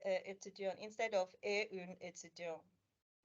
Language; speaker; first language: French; non-native, learner; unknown